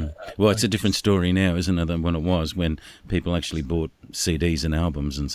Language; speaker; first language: English; native; English